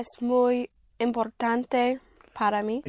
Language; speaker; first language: Spanish; non-native, learner; English